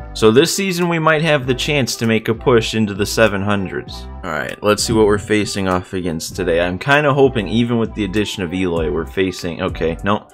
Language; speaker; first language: English; native; English